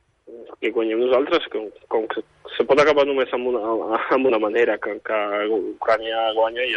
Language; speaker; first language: Catalan; non-native, fluent; Ukrainian